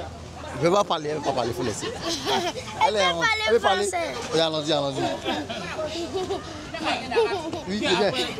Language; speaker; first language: French; non-native, learner; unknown